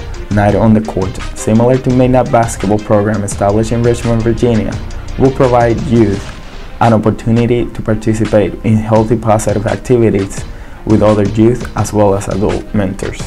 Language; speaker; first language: English; non-native, fluent; Spanish